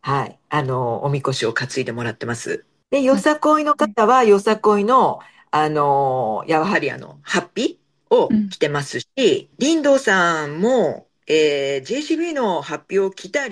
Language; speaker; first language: Japanese; native; Japanese